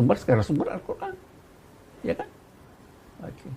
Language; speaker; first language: Indonesian; native; Indonesian